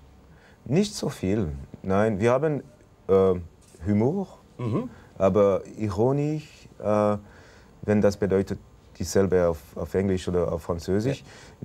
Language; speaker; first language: German; non-native, local second language; French